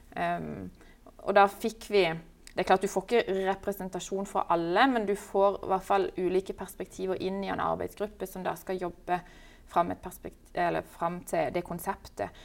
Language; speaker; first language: Norwegian; native; Norwegian